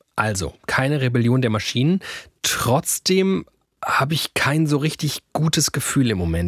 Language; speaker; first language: German; native; German